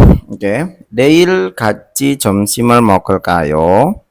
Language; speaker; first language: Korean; non-native, learner; Indonesian